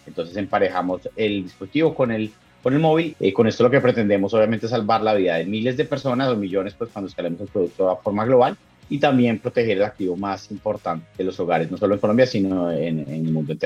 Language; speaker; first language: Spanish; native; Spanish